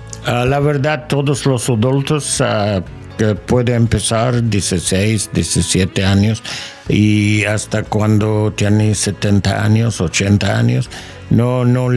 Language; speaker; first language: Spanish; non-native, learner; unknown